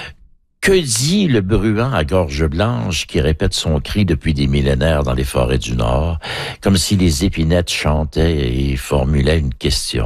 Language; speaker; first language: French; native; French